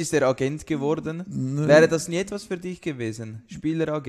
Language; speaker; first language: German; native; German